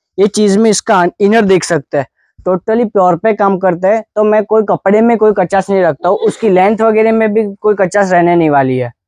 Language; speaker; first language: Hindi; non-native, local second language; Gujarati